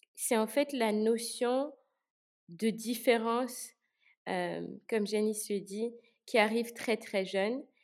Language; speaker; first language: French; native; French